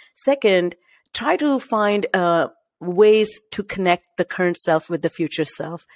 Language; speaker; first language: English; non-native, local second language; Marathi